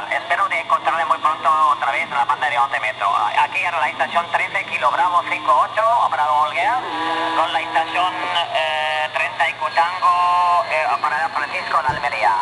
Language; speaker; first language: Spanish; non-native, learner; German